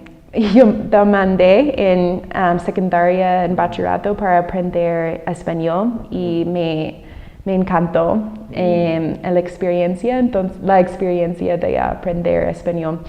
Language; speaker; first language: Spanish; non-native, fluent; English